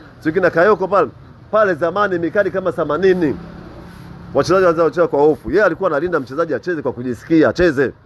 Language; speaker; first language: Swahili; native; Swahili